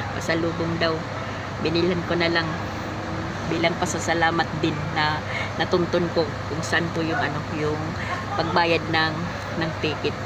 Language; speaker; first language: Filipino; non-native, local second language; Cebuano